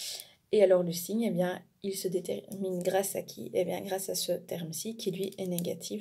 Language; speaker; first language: French; native; French